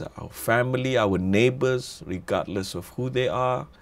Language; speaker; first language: English; non-native, local second language; Malay